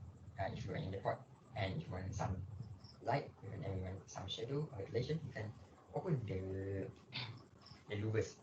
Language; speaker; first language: English; non-native, local second language; Malay